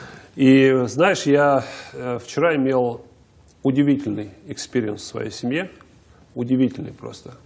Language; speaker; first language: Russian; native; Russian